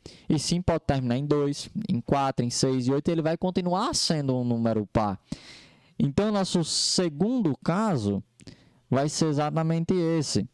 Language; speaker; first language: Portuguese; native; Portuguese